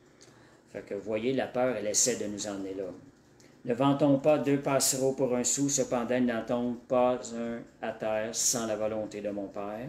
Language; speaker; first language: French; native; French